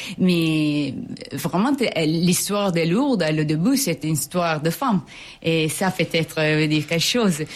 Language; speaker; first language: French; non-native, fluent; Italian